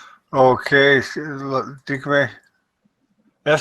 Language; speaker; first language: Spanish; non-native, learner; English